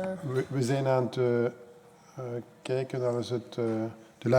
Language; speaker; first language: Dutch; non-native, local second language; French